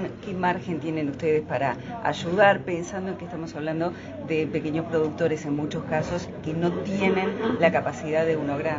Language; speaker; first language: Spanish; native; Spanish